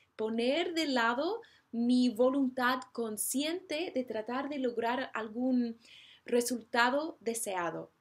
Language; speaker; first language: Spanish; non-native, fluent; English